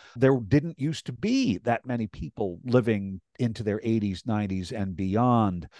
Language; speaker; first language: English; native; English